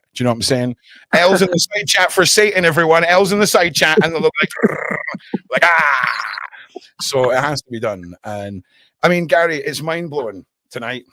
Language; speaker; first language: English; native; English